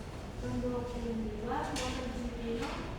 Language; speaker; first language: Japanese; non-native, learner; Indonesian